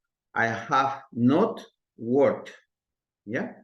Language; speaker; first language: English; non-native, learner; Spanish